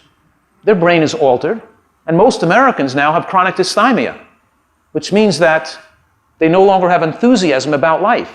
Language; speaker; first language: English; native; English